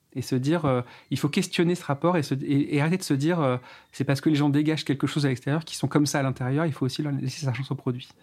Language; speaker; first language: French; native; French